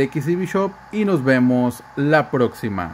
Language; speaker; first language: Spanish; native; Spanish